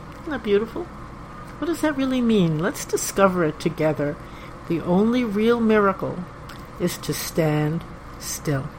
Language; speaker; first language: English; native; English